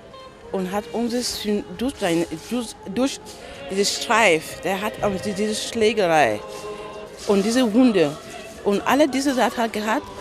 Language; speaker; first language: German; non-native, learner; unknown